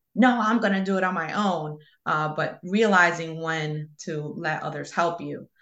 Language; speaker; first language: English; early bilingual, other home language; Spanish